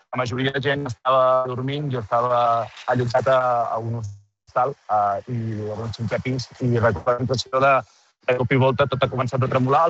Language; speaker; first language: Catalan; native; Catalan